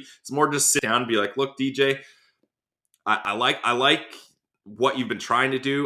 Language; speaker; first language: English; native; English